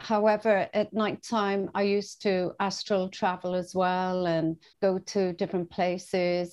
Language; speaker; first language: English; native; English